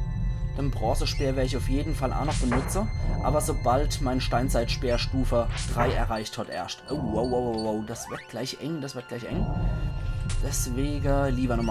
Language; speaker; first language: German; native; German